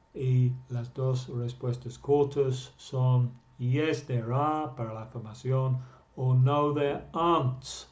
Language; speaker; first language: Spanish; non-native, fluent; English